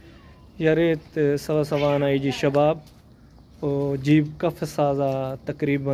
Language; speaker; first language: Arabic; non-native, learner; Urdu